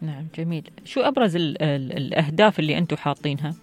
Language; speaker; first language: Arabic; native; Arabic